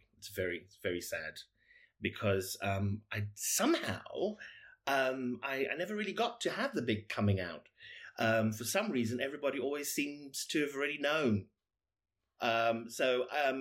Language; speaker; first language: English; native; English